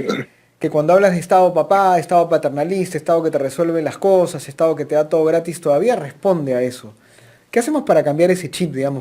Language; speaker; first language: Spanish; native; Spanish